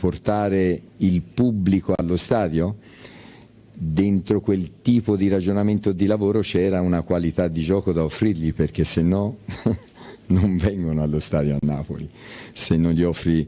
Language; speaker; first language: Italian; native; Italian